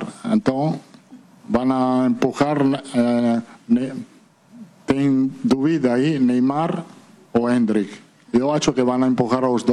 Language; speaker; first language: Portuguese; non-native, fluent; Italian